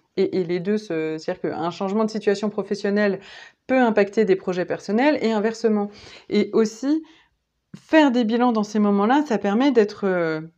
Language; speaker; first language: French; native; French